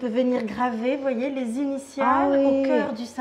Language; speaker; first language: French; native; French